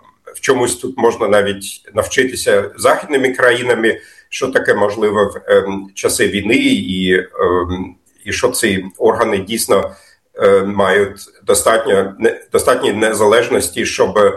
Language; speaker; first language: Ukrainian; non-native, fluent; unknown